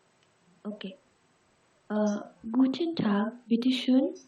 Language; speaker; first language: German; non-native, learner; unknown